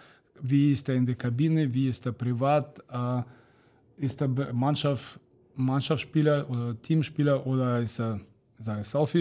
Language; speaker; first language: German; non-native, fluent; Russian